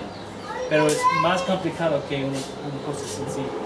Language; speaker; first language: Spanish; non-native, learner; English